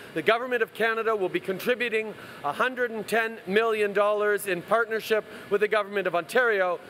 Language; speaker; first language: English; early bilingual, other home language; French